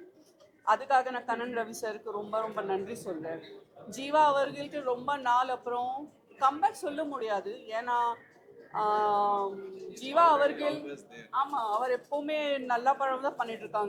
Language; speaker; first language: Tamil; non-native, fluent; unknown